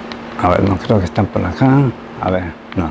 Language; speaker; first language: Spanish; native; Spanish